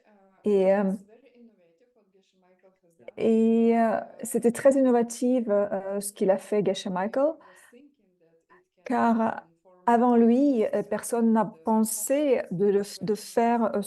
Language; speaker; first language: French; non-native, fluent; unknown